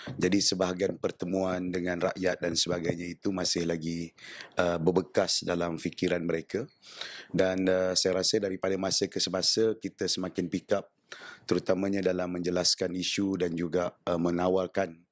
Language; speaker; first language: Malay; native; Malay